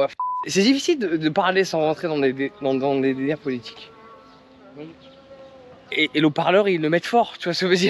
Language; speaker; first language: French; native; French